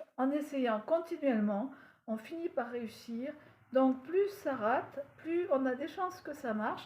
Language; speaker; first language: French; native; French